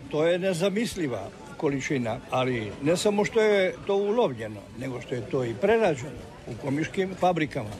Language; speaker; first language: Croatian; native; Croatian